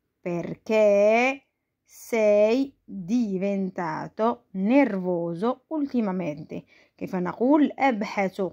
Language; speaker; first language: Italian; non-native, fluent; Arabic